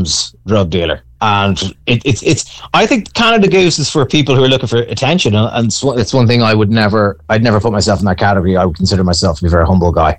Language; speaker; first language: English; native; English